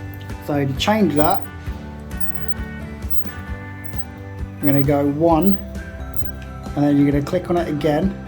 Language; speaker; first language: English; native; English